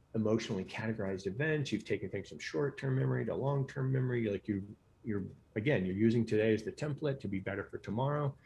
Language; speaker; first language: English; native; English